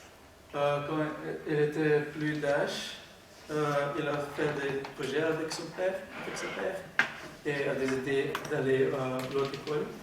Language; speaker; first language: French; non-native, learner; Dutch